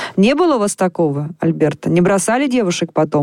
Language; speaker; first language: Russian; native; Russian